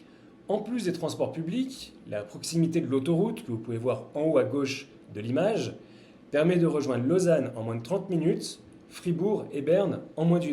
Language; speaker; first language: French; native; French